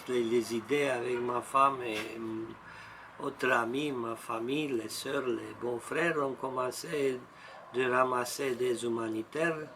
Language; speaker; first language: French; non-native, learner; Romanian